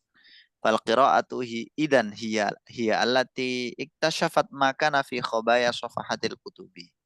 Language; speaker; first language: Arabic; non-native, fluent; Indonesian